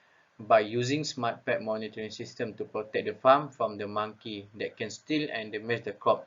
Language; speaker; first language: English; non-native, local second language; Malay